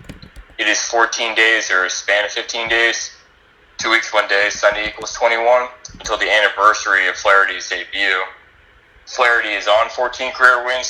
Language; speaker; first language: English; native; English